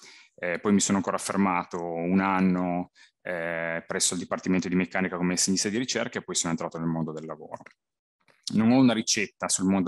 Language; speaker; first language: Italian; native; Italian